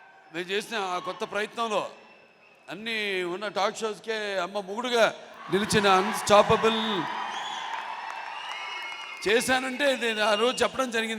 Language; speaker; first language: Telugu; native; Telugu